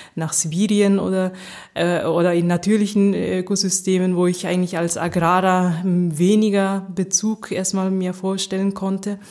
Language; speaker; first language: German; early bilingual, heritage; Japanese